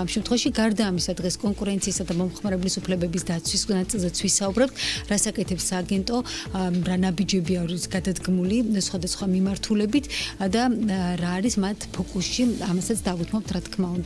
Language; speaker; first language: Georgian; native; Georgian